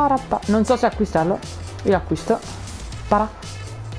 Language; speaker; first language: Italian; native; Italian